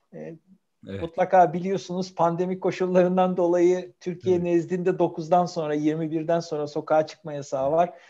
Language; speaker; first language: Turkish; native; Turkish